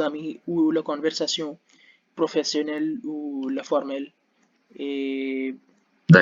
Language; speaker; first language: French; non-native, learner; Hindi